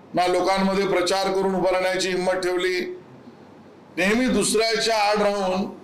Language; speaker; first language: Marathi; non-native, local second language; Konkani